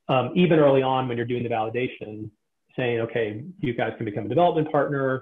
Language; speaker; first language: English; native; English